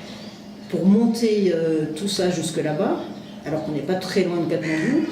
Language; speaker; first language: French; native; French